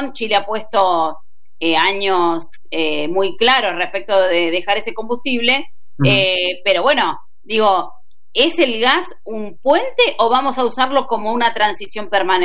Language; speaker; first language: Spanish; native; Spanish